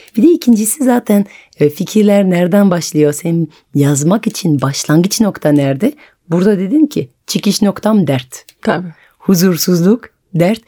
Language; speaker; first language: Turkish; non-native, fluent; French